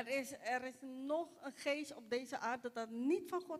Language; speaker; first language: Dutch; non-native, local second language; Papiamento